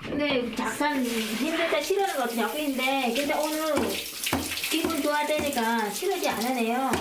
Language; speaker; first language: Korean; non-native, learner; Vietnamese